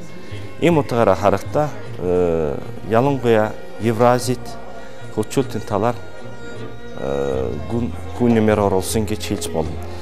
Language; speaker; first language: Mongolian; non-native, fluent; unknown